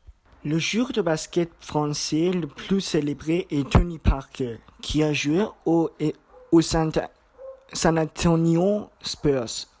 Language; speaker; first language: French; non-native, learner; German